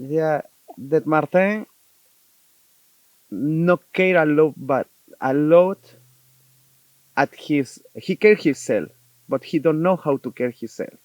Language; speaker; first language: English; non-native, learner; Spanish